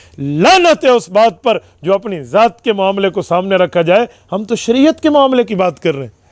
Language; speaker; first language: Urdu; non-native, local second language; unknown